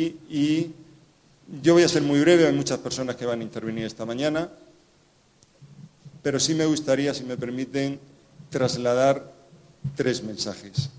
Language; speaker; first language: Spanish; native; Spanish